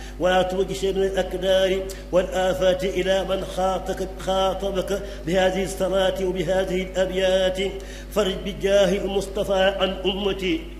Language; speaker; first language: Arabic; non-native, fluent; Wolof